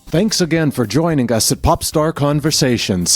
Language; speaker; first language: English; native; English